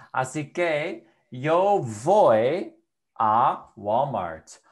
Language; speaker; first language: Spanish; non-native, fluent; English